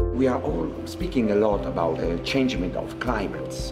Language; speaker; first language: English; non-native, fluent; Italian